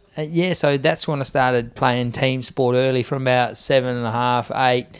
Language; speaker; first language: English; native; English